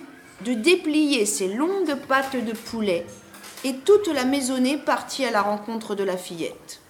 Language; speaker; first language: French; native; French